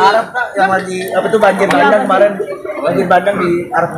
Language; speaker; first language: Indonesian; native; Indonesian